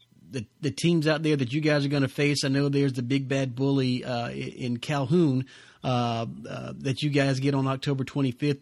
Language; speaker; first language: English; native; English